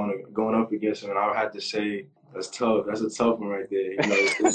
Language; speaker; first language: English; native; English